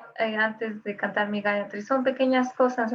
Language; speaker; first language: Spanish; non-native, fluent; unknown